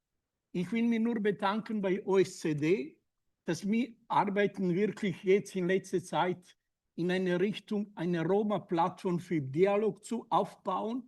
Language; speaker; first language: German; non-native, learner; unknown